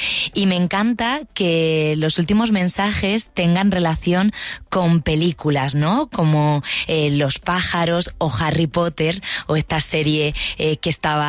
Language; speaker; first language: Spanish; native; Spanish